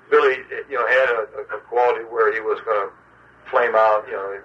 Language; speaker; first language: English; early bilingual, other home language; Spanish